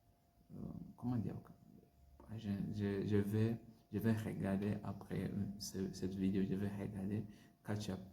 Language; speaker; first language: French; non-native, learner; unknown